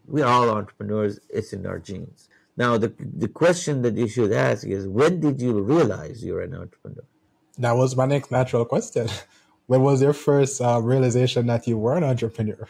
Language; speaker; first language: English; non-native, fluent; Persian